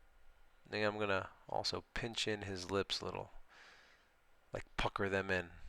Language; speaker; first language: English; native; English